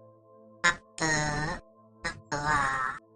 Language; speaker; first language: Japanese; non-native, learner; English